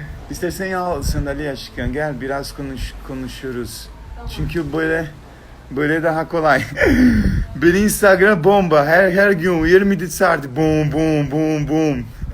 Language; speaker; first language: Turkish; non-native, learner; Portuguese